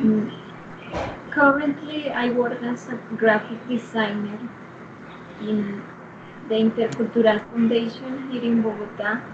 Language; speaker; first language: English; non-native, learner; Spanish